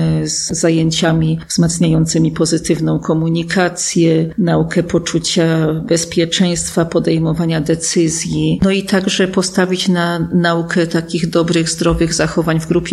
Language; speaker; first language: Polish; native; Polish